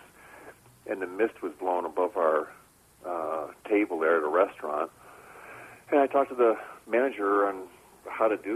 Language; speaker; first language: English; native; English